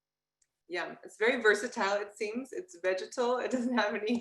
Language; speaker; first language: English; native; English